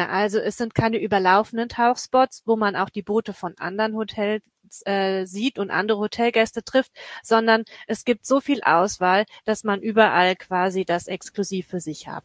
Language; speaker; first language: German; native; German